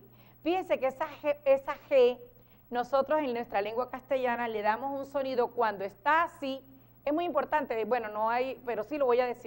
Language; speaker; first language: Spanish; native; Spanish